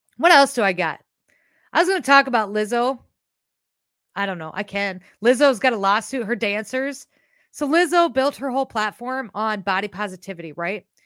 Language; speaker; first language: English; native; English